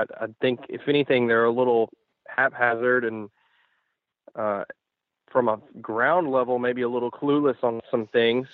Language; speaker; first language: English; native; English